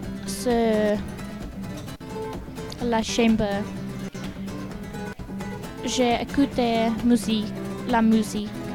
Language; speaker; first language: French; non-native, learner; English